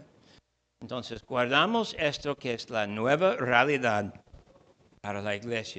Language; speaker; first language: Spanish; non-native, fluent; English